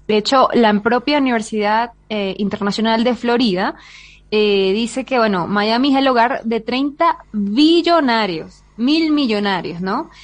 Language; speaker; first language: Spanish; native; Spanish